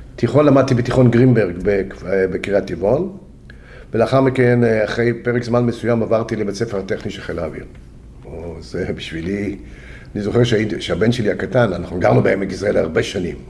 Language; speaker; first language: Hebrew; early bilingual, other home language; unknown